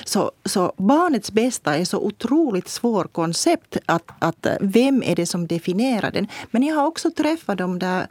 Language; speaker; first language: Swedish; non-native, local second language; Finnish